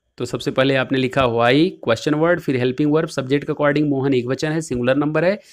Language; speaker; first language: Hindi; native; Hindi